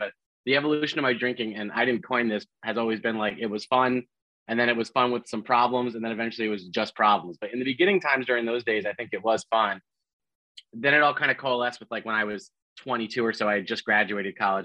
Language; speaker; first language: English; native; English